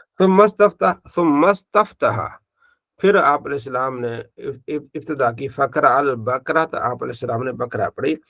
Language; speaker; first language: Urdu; native; Urdu